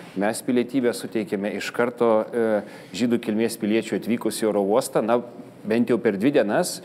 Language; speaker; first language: Lithuanian; native; Lithuanian